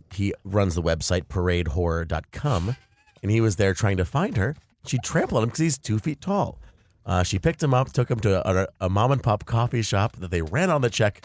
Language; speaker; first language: English; native; English